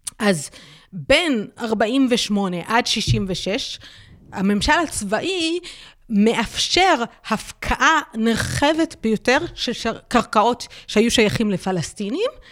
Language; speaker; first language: Hebrew; non-native, local second language; Arabic